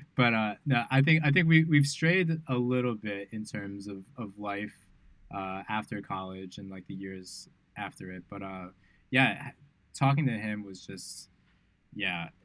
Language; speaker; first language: English; native; English